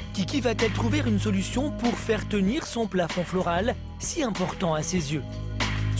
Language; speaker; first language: French; native; French